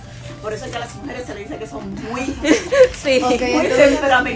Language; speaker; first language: Spanish; native; Spanish